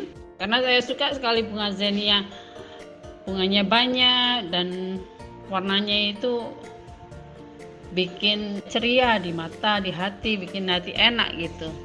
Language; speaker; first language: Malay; non-native, local second language; Javanese